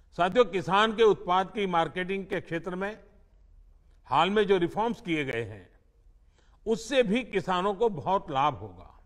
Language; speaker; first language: Hindi; non-native, local second language; Gujarati